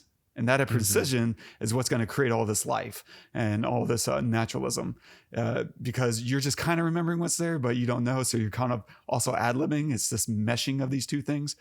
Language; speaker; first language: English; native; English